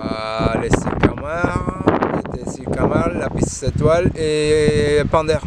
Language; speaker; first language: French; non-native, learner; Spanish